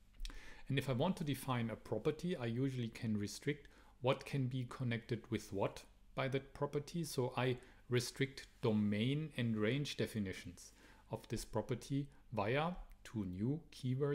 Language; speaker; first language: English; non-native, fluent; German